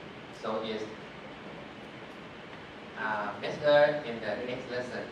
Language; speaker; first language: English; non-native, fluent; Thai